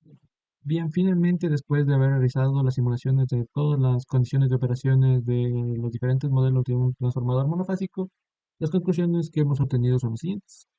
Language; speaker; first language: Spanish; native; Spanish